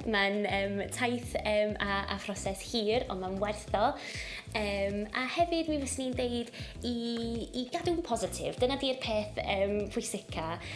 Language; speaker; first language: Welsh; non-native, local second language; English